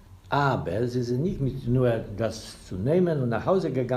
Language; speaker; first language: German; non-native, fluent; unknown